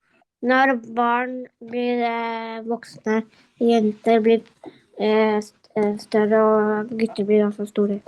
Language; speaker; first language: Norwegian; early bilingual, other home language; Urdu